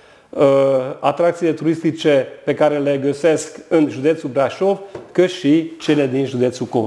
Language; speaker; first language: Romanian; non-native, local second language; Hungarian